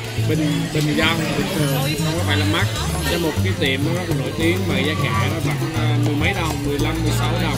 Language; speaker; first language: Vietnamese; early bilingual, heritage; Vietnamese